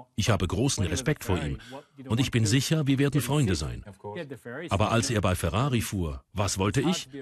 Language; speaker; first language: German; native; German